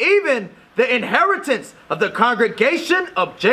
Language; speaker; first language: English; native; English